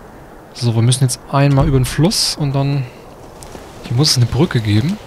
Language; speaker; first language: German; native; German